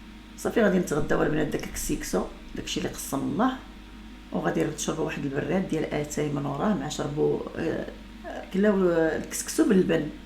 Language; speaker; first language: Arabic; native; Arabic